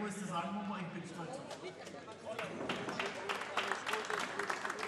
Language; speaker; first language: German; native; German